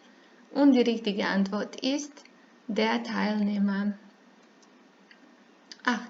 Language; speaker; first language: German; non-native, fluent; Serbian